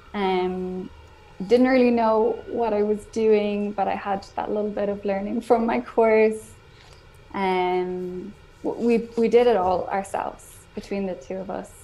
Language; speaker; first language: English; native; English